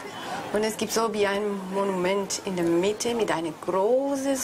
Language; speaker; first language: German; non-native, learner; Spanish